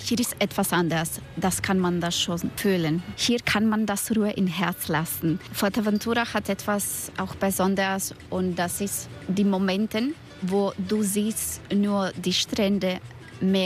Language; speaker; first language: German; non-native, learner; Croatian